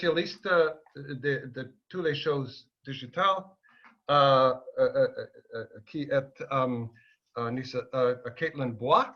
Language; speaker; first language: French; non-native, fluent; English